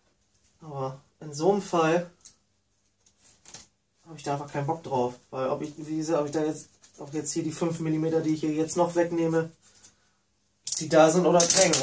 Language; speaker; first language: German; native; German